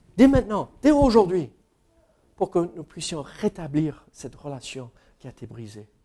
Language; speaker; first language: French; non-native, fluent; English